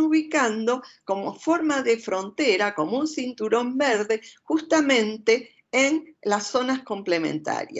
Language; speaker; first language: Spanish; native; Spanish